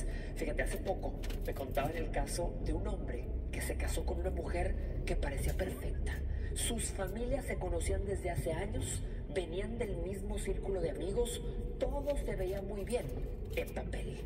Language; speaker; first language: Spanish; native; Spanish